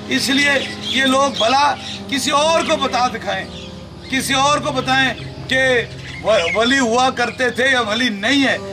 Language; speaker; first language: Urdu; non-native, local second language; Punjabi